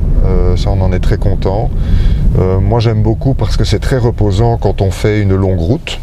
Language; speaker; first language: French; native; French